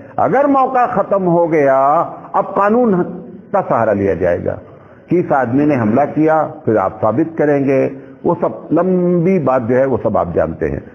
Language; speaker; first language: Urdu; native; Urdu